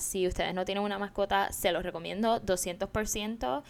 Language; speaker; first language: Spanish; early bilingual, heritage; Spanish